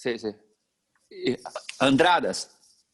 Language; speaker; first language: Spanish; non-native, fluent; Portuguese